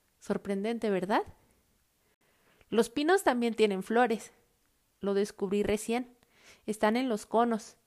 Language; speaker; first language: Spanish; native; Spanish